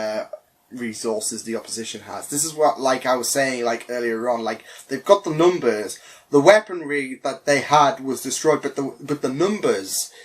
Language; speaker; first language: English; native; English